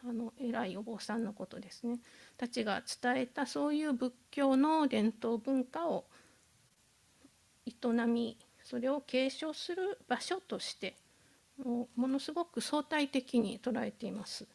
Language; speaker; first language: Japanese; native; Japanese